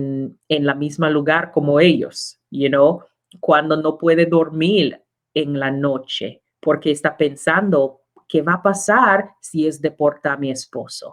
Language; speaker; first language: Spanish; non-native, learner; English